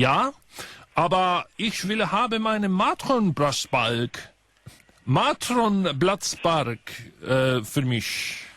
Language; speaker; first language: German; non-native, learner; Icelandic